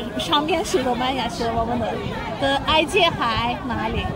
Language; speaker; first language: Chinese; non-native, learner; Turkish